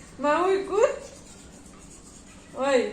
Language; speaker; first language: Indonesian; non-native, learner; Russian